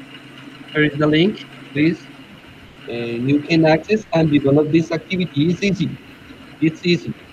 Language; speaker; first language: English; non-native, learner; Spanish